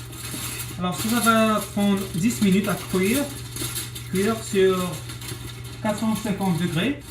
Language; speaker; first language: French; non-native, local second language; English